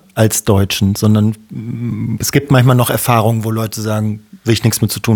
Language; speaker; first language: German; native; German